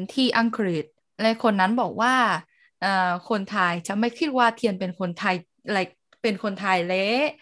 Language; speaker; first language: Thai; non-native, learner; Vietnamese